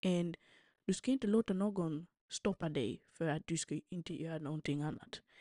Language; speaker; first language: Swedish; early bilingual, other home language; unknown